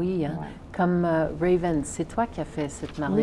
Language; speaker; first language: French; native; French